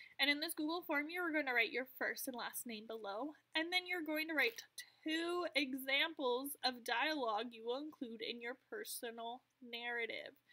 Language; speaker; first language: English; native; English